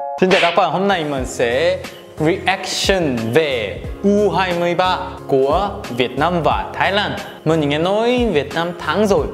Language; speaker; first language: Vietnamese; non-native, learner; Korean